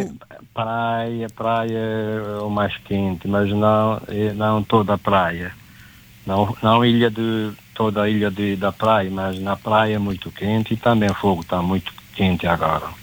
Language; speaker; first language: Portuguese; non-native, local second language; Kabuverdianu